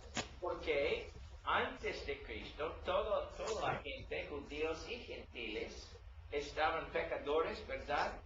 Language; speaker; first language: Spanish; non-native, learner; English